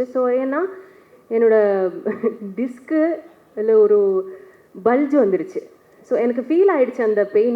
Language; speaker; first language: Tamil; non-native, learner; Malayalam